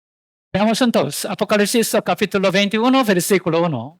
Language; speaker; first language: Spanish; non-native, learner; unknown